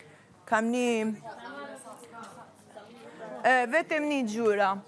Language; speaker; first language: Albanian; non-native, learner; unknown